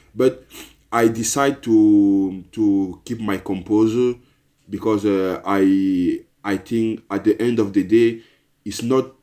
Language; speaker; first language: English; non-native, local second language; Basaa